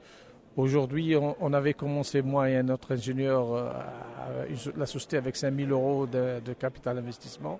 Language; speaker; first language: French; non-native, local second language; Arabic